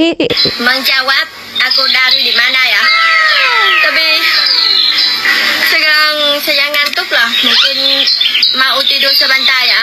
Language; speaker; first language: Indonesian; non-native, learner; Vietnamese